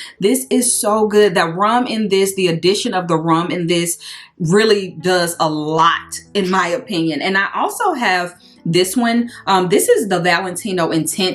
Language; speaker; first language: English; native; English